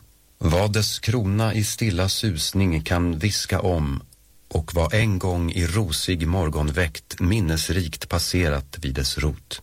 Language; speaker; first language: Swedish; native; Swedish